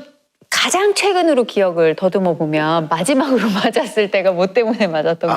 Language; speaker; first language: Korean; native; Korean